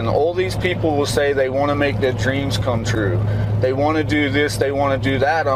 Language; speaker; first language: English; native; English